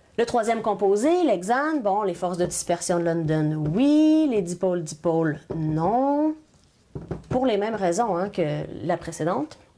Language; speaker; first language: French; native; French